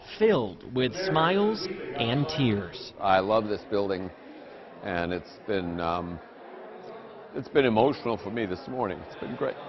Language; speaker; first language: English; native; English